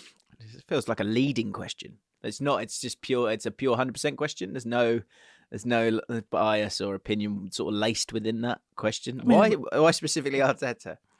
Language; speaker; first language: English; native; English